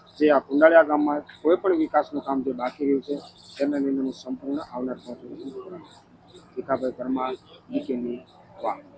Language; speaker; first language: Gujarati; native; Gujarati